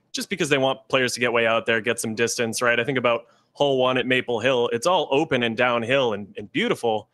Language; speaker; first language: English; native; English